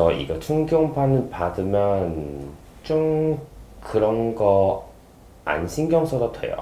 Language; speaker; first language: Korean; non-native, learner; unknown